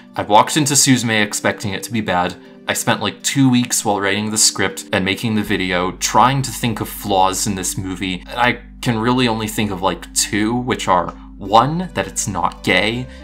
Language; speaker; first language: English; native; English